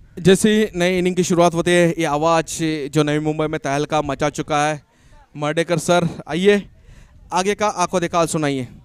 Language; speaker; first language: Hindi; non-native, local second language; Marathi